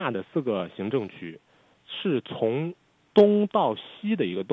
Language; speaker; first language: Chinese; native; Chinese